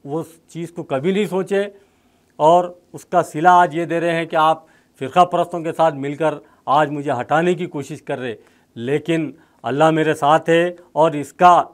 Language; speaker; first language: Urdu; native; Urdu